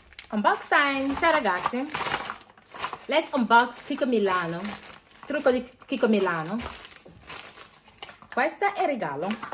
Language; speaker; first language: Italian; non-native, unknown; English